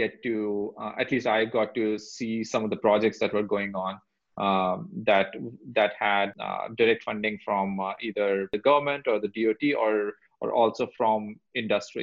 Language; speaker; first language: English; non-native, local second language; Hindi